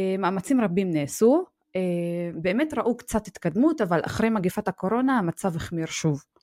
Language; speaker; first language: Hebrew; non-native, local second language; Arabic